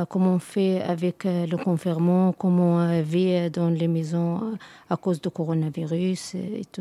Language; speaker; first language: French; non-native, learner; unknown